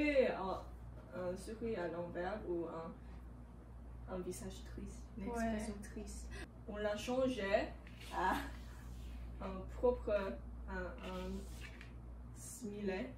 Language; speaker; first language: French; non-native, learner; English